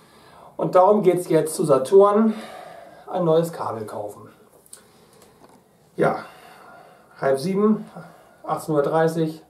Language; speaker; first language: German; native; German